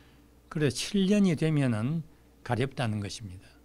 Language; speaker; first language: Korean; native; Korean